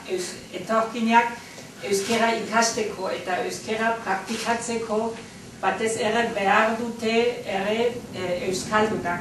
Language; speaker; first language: Basque; non-native, fluent; German